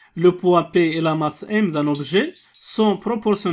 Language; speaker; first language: French; non-native, local second language; Arabic